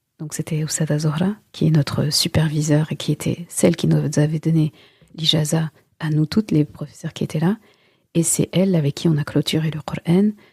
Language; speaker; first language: French; early bilingual, other home language; Wolof